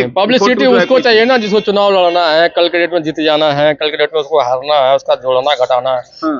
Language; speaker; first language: Hindi; native; Hindi